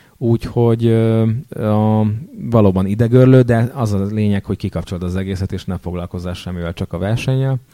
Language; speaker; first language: Hungarian; native; Hungarian